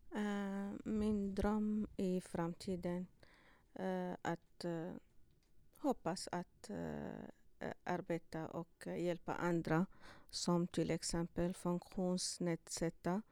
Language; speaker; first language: Swedish; non-native, learner; Arabic